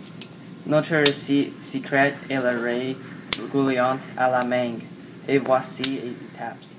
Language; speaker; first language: French; non-native, learner; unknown